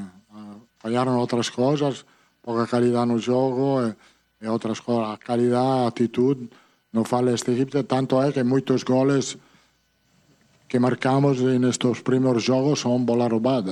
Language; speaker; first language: Portuguese; non-native, fluent; Italian